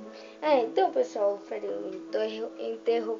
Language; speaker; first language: Portuguese; native; Portuguese